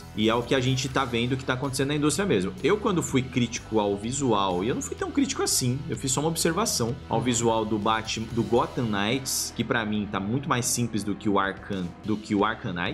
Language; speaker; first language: Portuguese; native; Portuguese